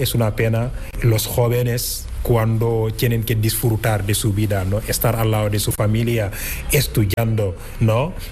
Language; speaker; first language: Spanish; non-native, fluent; Wolof